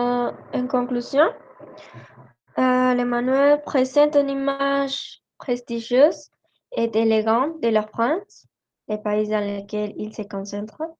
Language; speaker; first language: French; non-native, learner; Spanish